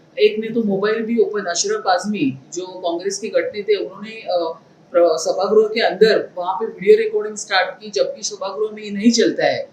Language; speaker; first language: Hindi; non-native, local second language; Marathi